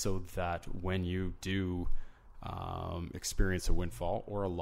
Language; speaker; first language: English; native; English